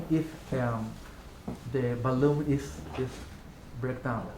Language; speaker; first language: English; non-native, learner; Spanish